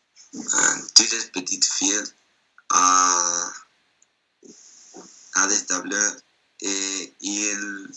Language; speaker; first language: French; non-native, learner; Spanish